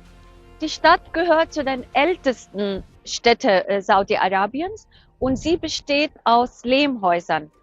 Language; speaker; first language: German; non-native, fluent; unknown